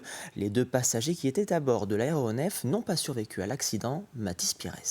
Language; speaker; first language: French; native; French